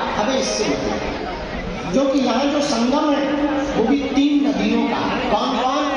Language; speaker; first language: Hindi; native; Hindi